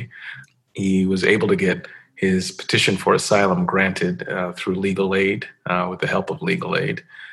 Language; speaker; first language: English; native; English